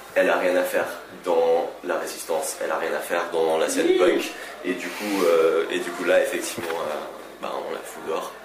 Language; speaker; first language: French; native; French